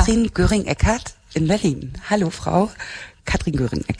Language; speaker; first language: German; native; German